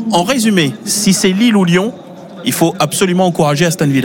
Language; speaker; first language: French; native; French